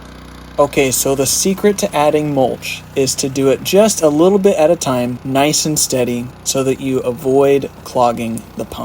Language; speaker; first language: English; native; English